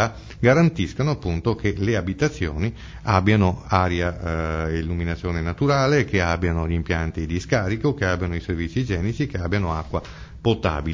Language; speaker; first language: Italian; native; Italian